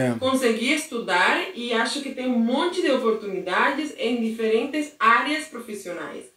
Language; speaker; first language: Portuguese; non-native, fluent; Spanish